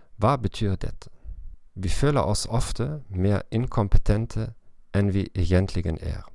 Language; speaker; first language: Norwegian; non-native, learner; German